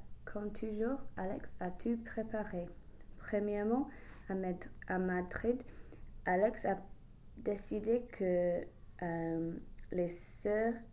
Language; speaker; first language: French; non-native, learner; English